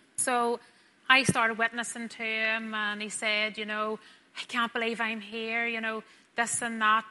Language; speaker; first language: English; native; English